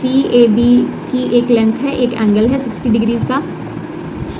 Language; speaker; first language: Hindi; native; Hindi